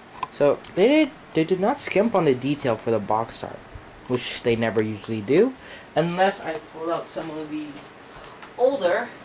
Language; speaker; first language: English; native; English